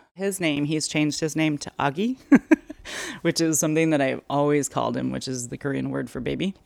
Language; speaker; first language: English; early bilingual, other home language; Korean